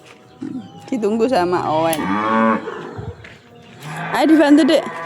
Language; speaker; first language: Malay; non-native, local second language; Javanese